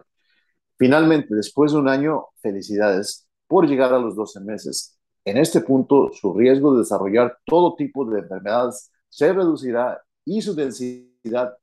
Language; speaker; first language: Spanish; early bilingual, heritage; Spanish